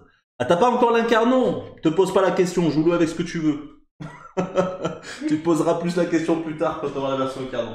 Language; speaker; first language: French; native; French